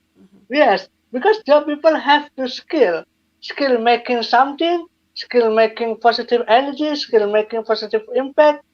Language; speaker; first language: English; non-native, learner; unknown